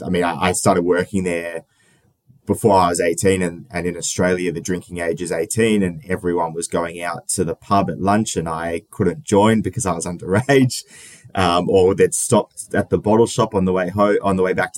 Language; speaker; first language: English; native; English